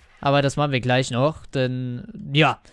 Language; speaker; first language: German; native; German